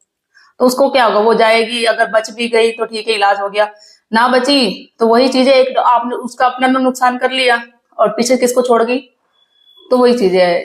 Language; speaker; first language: Hindi; native; Hindi